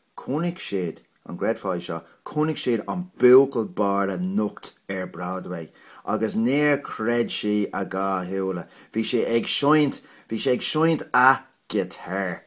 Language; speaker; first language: Irish; non-native, local second language; English